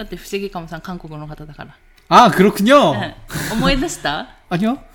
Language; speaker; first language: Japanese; non-native, fluent; Korean